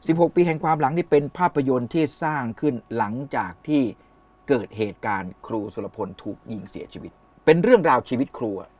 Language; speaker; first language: Thai; native; Thai